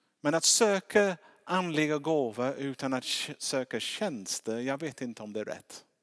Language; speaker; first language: Swedish; non-native, fluent; English